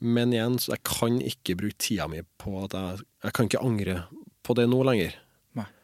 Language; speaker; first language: Norwegian; native; Norwegian